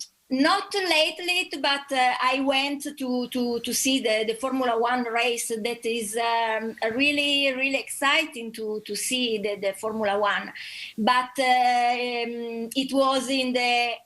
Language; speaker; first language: English; non-native, learner; Italian